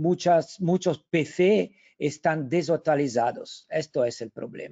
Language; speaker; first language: Spanish; non-native, learner; Italian